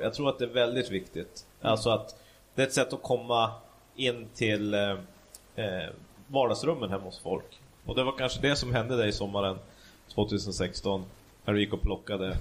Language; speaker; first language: Swedish; native; Swedish